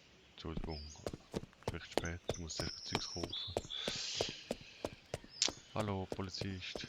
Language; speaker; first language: German; native; German